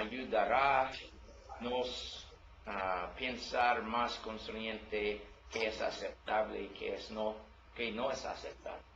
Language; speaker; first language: Spanish; non-native, learner; English